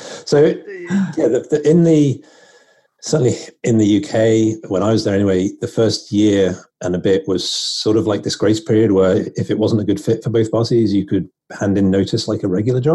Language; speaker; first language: English; native; English